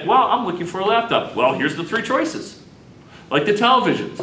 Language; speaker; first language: English; native; English